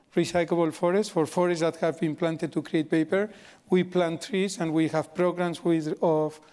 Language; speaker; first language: English; non-native, fluent; Spanish